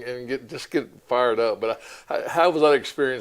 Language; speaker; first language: English; native; English